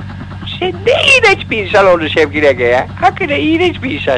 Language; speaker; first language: Turkish; native; Turkish